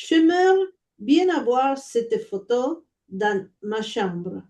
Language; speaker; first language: French; non-native, learner; Spanish